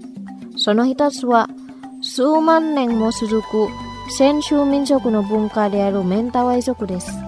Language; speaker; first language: Japanese; non-native, fluent; Indonesian